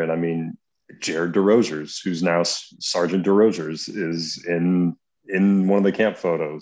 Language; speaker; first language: English; native; English